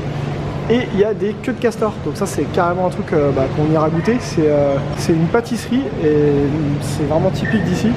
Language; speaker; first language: French; native; French